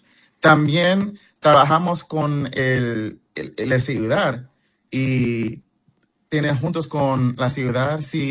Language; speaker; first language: Spanish; non-native, fluent; English